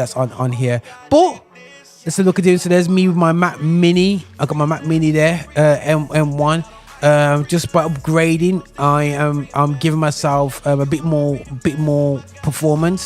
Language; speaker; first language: English; native; English